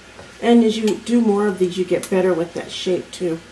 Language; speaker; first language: English; native; English